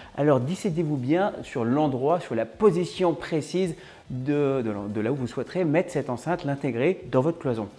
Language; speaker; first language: French; native; French